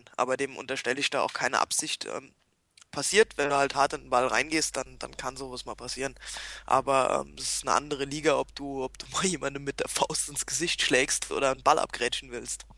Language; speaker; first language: German; native; German